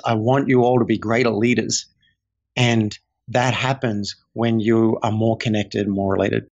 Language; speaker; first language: English; native; English